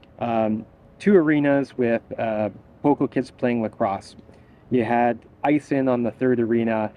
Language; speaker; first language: English; native; English